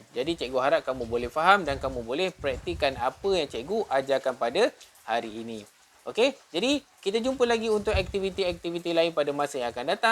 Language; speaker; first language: Malay; native; Malay